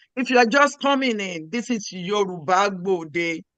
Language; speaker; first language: English; non-native, local second language; Yoruba